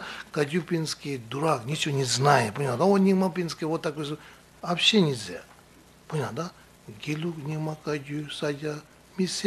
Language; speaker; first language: Russian; non-native, learner; Tibetan